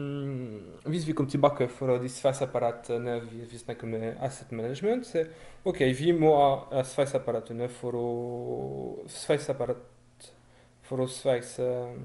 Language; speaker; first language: Norwegian; non-native, learner; French